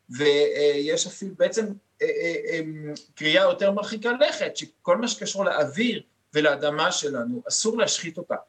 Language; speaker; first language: Hebrew; non-native, fluent; French